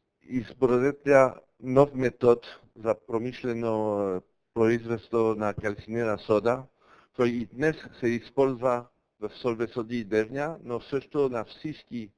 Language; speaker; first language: Bulgarian; non-native, learner; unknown